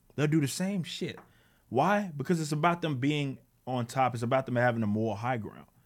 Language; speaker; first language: English; native; English